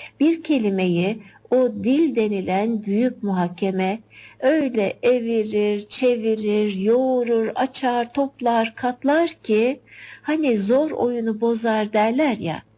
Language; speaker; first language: Turkish; native; Turkish